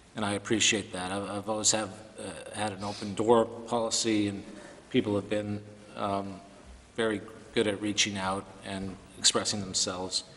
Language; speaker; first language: English; native; English